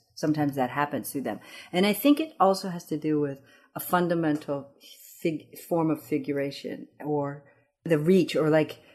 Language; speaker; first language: English; early bilingual, other home language; Amharic